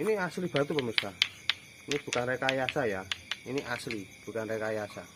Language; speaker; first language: Indonesian; native; Indonesian